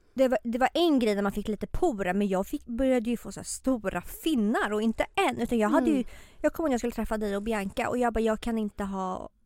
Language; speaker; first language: Swedish; native; Swedish